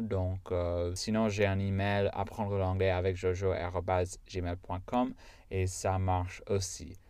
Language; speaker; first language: French; non-native, fluent; English